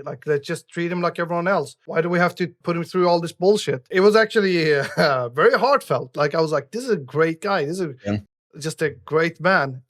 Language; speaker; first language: English; native; English